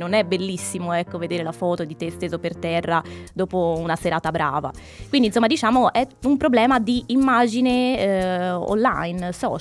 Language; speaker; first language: Italian; native; Italian